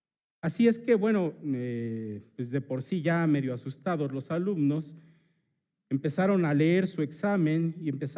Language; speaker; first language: Spanish; native; Spanish